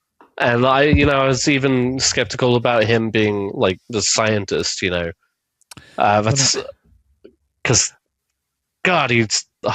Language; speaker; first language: English; native; English